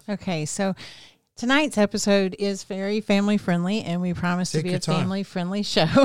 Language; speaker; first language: English; native; English